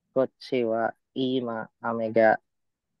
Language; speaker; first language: Japanese; non-native, learner; Filipino